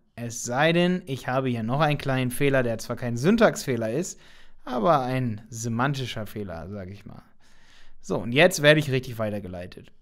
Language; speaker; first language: German; native; German